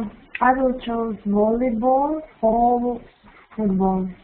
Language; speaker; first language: English; non-native, learner; Russian